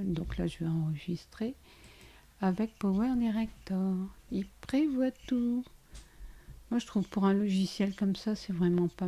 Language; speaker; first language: French; native; French